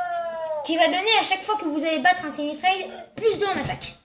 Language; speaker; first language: French; native; French